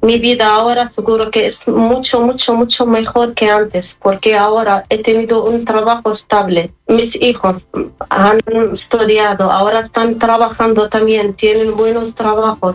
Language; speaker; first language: Spanish; non-native, fluent; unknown